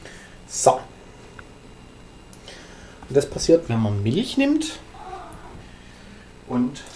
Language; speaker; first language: German; native; German